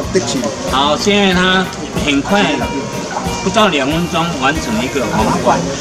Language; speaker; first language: Chinese; non-native, local second language; Min Nan Chinese